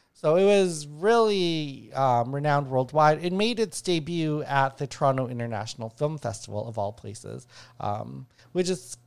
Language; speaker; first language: English; native; English